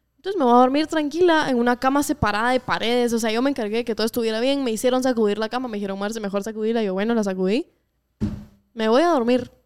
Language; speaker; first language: Spanish; native; Spanish